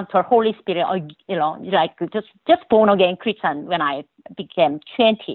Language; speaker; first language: English; non-native, learner; Korean